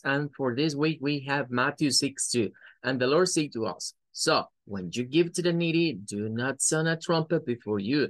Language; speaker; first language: English; non-native, fluent; Spanish